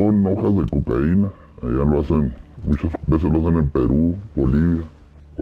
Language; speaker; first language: Spanish; native; Spanish